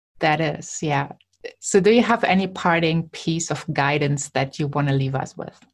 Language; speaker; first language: English; non-native, fluent; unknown